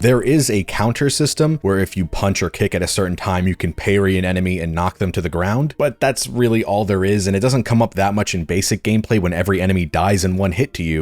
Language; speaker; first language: English; native; English